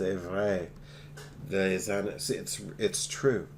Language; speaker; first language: French; non-native, fluent; English